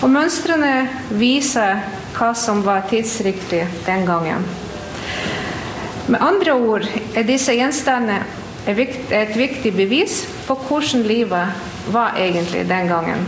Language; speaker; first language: Norwegian; non-native, fluent; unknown